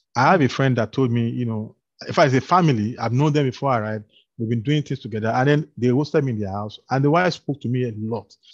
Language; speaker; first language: English; non-native, local second language; Yoruba